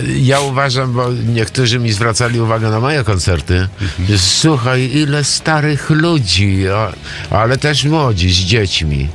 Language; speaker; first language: Polish; early bilingual, other home language; Greek